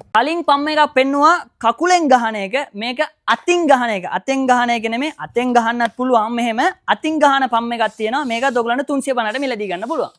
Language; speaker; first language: Sinhala; non-native, local second language; Tamil